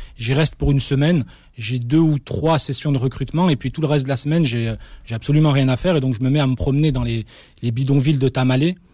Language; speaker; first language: French; early bilingual, other home language; Arabic